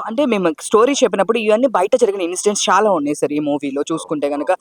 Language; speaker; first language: Telugu; native; Telugu